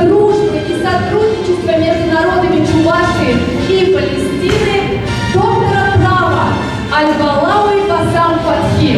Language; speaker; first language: Russian; native; Russian